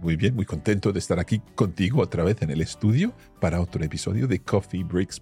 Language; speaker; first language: Spanish; non-native, fluent; English